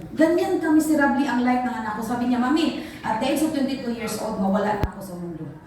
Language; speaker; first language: Filipino; non-native, local second language; Cebuano